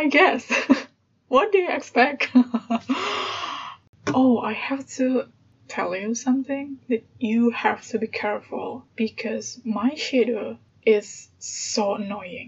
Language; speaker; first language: English; non-native, fluent; Indonesian